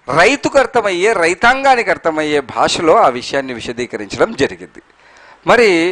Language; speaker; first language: Telugu; non-native, local second language; Urdu